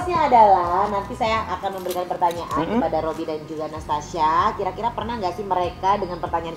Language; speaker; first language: Indonesian; native; Indonesian